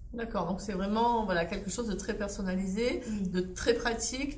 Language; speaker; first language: French; native; French